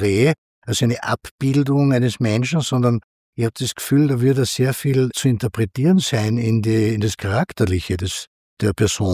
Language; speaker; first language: German; native; German